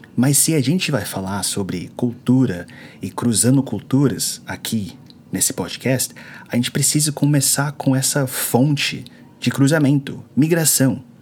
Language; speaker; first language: Portuguese; non-native, fluent; English